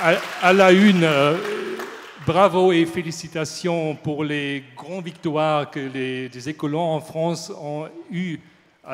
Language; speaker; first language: French; non-native, learner; German